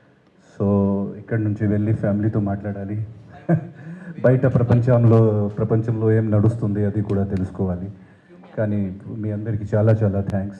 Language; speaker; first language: Telugu; non-native, local second language; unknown